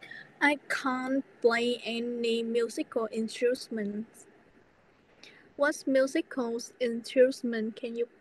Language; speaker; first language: English; non-native, learner; Vietnamese